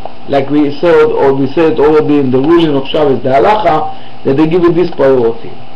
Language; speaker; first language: English; non-native, fluent; Hebrew